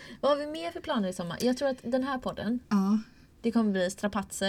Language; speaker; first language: Swedish; native; Swedish